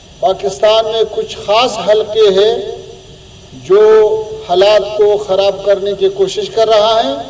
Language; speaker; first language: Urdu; non-native, fluent; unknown